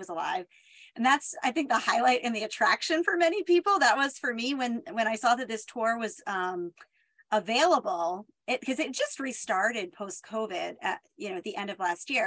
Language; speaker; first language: English; native; English